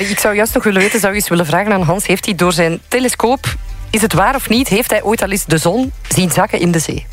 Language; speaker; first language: Dutch; native; Dutch